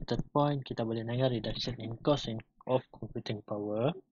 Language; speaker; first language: English; non-native, local second language; Malay